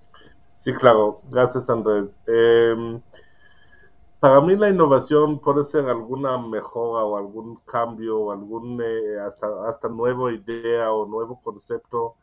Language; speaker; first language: Spanish; non-native, learner; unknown